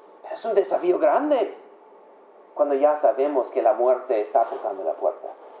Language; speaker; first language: Spanish; non-native, fluent; English